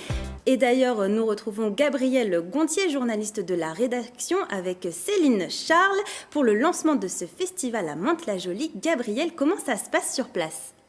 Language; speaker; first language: French; native; French